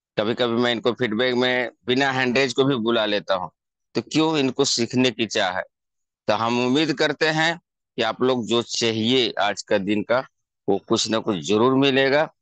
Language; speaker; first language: Hindi; native; Hindi